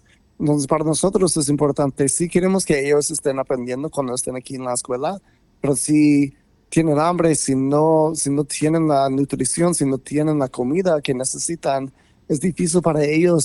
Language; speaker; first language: Spanish; non-native, fluent; English